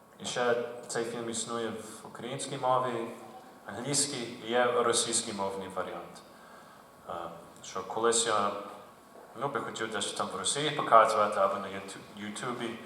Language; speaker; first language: Ukrainian; early bilingual, heritage; Ukrainian